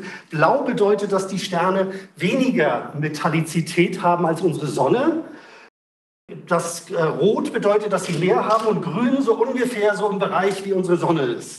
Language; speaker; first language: German; native; German